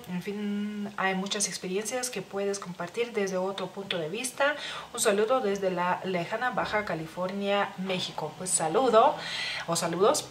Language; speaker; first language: Spanish; non-native, fluent; Lithuanian